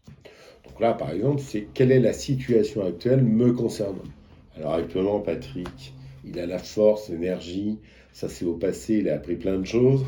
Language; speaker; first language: French; native; French